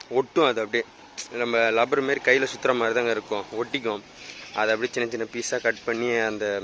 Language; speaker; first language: Tamil; native; Tamil